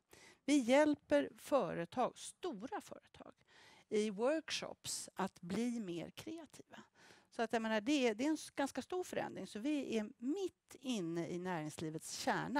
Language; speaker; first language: Swedish; native; Swedish